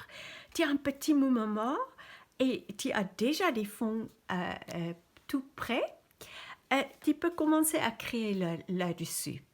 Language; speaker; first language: French; non-native, fluent; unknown